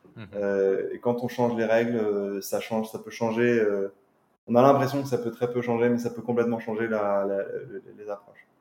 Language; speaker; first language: French; native; French